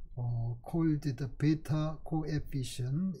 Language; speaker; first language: English; non-native, fluent; Korean